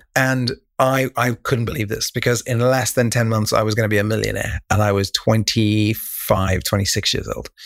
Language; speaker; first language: English; native; English